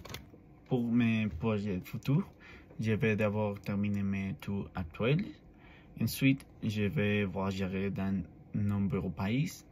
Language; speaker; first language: French; non-native, learner; Spanish